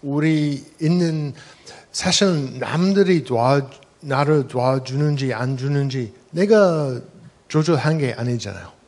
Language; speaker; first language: Korean; non-native, fluent; English